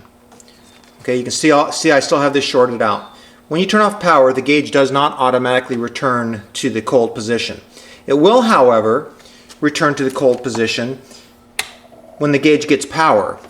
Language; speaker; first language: English; native; English